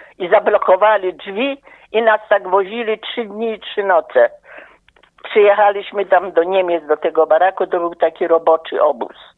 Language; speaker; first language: Polish; native; Polish